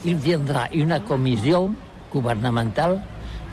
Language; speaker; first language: French; non-native, learner; Catalan